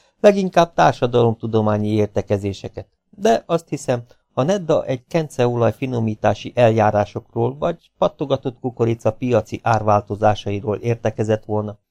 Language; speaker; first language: Hungarian; native; Hungarian